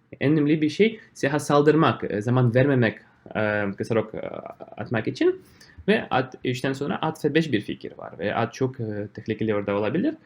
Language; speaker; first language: Turkish; non-native, fluent; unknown